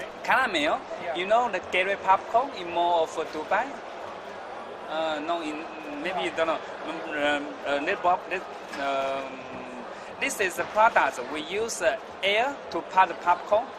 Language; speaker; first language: English; non-native, learner; Chinese